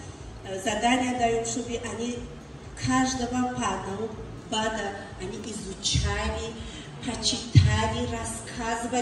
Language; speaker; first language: Russian; non-native, learner; Tajik